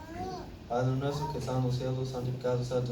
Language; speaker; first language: Spanish; early bilingual, heritage; Spanish